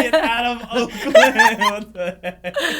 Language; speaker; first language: English; native; English